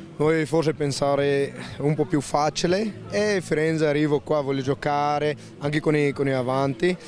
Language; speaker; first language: Italian; non-native, learner; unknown